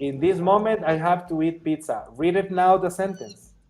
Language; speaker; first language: English; non-native, fluent; Spanish